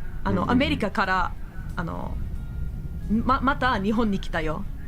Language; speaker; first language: Japanese; non-native, learner; English